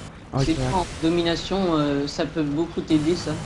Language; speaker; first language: French; native; French